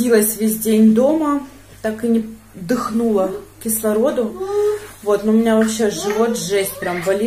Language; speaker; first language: Russian; native; Russian